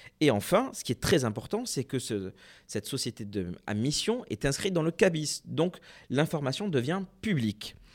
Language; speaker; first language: French; native; French